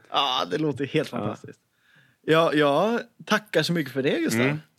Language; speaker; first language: Swedish; native; Swedish